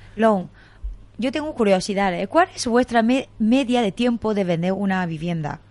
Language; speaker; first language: Spanish; non-native, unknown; Chinese